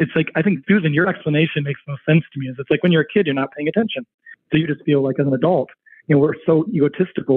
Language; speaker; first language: English; native; English